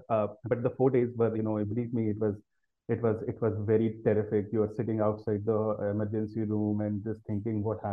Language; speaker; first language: English; non-native, local second language; Hindi